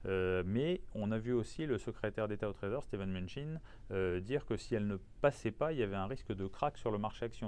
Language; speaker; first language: French; native; French